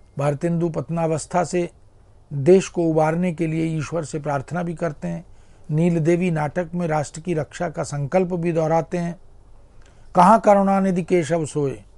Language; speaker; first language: Hindi; native; Hindi